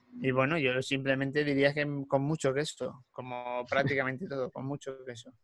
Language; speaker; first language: Spanish; native; Spanish